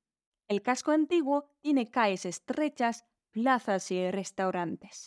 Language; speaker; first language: Spanish; non-native, fluent; Polish